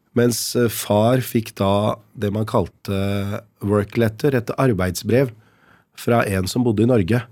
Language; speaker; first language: Norwegian; native; Norwegian